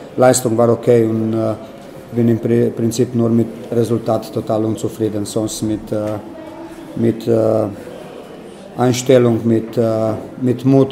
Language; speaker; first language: German; non-native, fluent; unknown